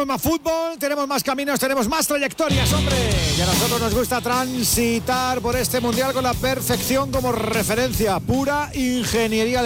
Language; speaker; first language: Spanish; native; Spanish